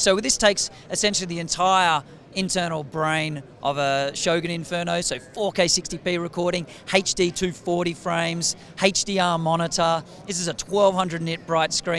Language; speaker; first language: English; native; English